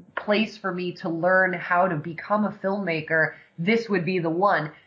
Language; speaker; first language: English; native; English